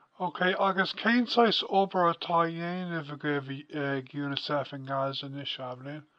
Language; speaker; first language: Irish; non-native, local second language; English